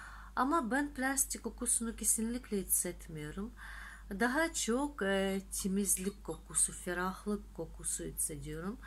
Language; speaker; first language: Turkish; non-native, fluent; Russian